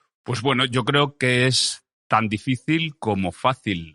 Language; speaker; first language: Spanish; native; Spanish